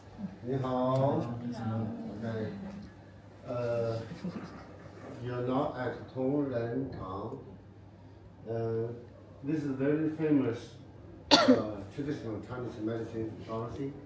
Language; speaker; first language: English; non-native, fluent; Chinese